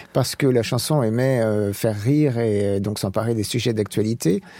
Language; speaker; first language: French; native; French